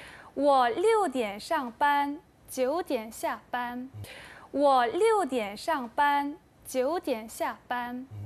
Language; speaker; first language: Chinese; non-native, learner; Korean